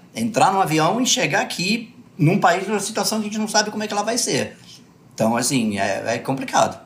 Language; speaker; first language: Portuguese; early bilingual, other home language; English